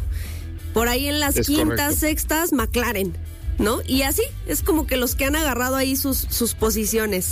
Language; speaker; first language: Spanish; native; Spanish